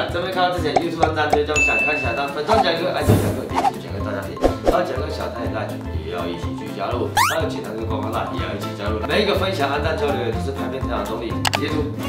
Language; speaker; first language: Chinese; native; Chinese